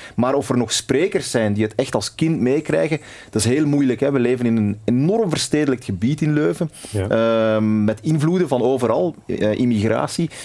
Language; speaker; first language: Dutch; native; Dutch